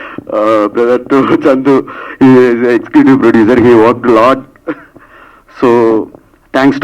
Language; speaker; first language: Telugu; non-native, learner; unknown